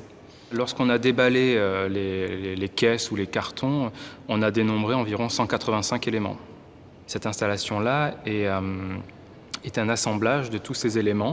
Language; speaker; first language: French; native; French